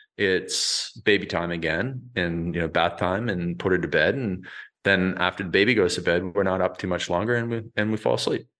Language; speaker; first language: English; native; English